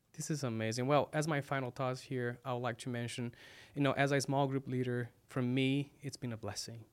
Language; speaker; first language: English; non-native, fluent; Portuguese